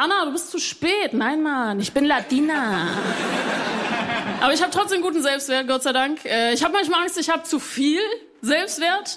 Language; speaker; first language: German; early bilingual, other home language; Spanish